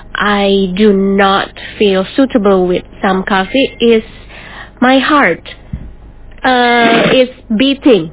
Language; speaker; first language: English; non-native, fluent; Indonesian